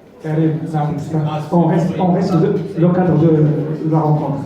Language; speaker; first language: French; non-native, local second language; Arabic